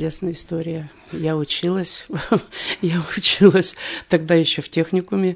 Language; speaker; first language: Russian; native; Russian